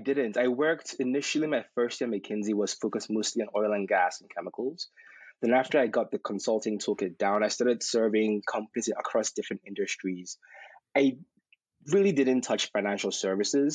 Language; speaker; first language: English; non-native, local second language; Yoruba